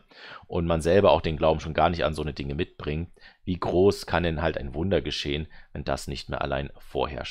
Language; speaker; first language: German; native; German